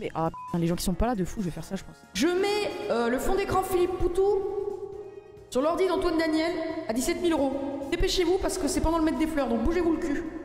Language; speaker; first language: French; native; French